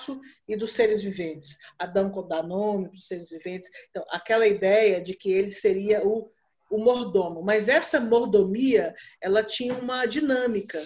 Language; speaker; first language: Portuguese; native; Portuguese